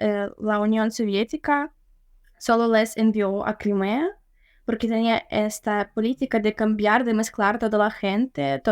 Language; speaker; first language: Spanish; non-native, fluent; Ukrainian